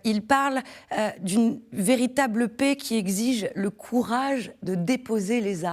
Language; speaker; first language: French; native; French